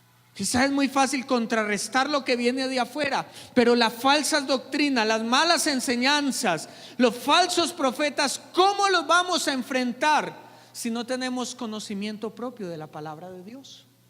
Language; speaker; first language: Spanish; native; Spanish